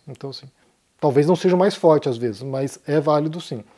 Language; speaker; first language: Portuguese; native; Portuguese